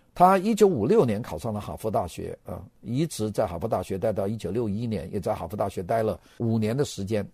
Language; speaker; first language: Chinese; native; Chinese